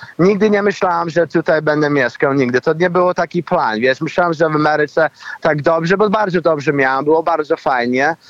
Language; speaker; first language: Polish; early bilingual, heritage; Polish